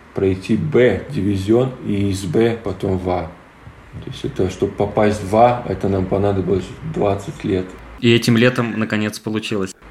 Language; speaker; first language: Russian; non-native, local second language; Polish